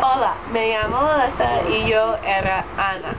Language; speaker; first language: Spanish; non-native, learner; English